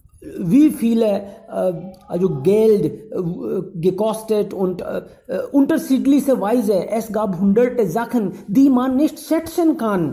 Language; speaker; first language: German; non-native, fluent; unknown